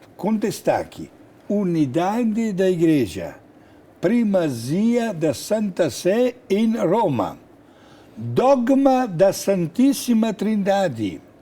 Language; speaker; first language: Portuguese; non-native, fluent; Italian